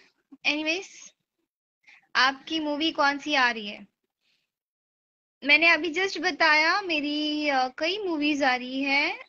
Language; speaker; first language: Hindi; native; Hindi